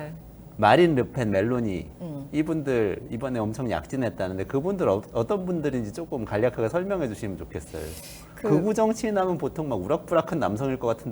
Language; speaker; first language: Korean; native; Korean